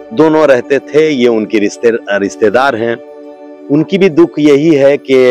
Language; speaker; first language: Hindi; non-native, local second language; Odia